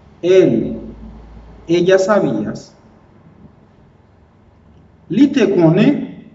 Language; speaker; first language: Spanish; non-native, fluent; Haitian Creole